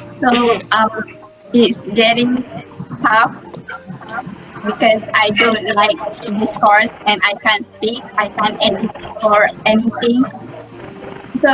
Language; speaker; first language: English; non-native, local second language; Malay